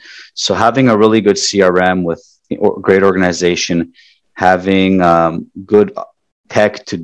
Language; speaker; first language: English; native; English